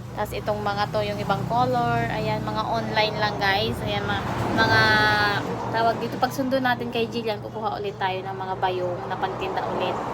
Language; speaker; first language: Filipino; non-native, local second language; Bikol